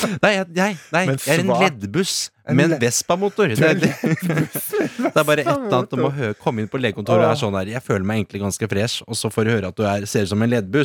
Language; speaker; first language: Norwegian; native; Norwegian